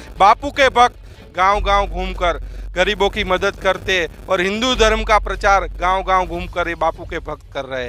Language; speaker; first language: Hindi; native; Hindi